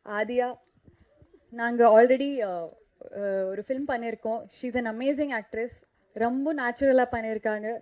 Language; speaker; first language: Tamil; non-native, learner; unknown